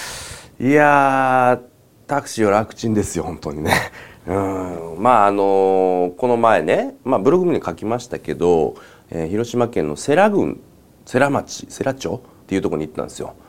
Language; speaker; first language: Japanese; native; Japanese